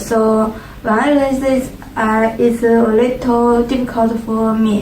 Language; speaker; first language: English; non-native, learner; Chinese